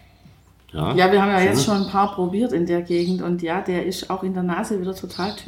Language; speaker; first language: German; native; German